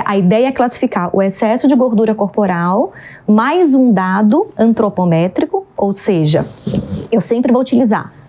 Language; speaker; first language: Portuguese; native; Portuguese